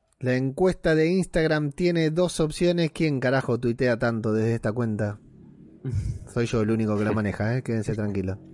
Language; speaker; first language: Spanish; native; Spanish